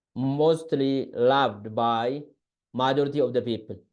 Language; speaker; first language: English; non-native, local second language; Amharic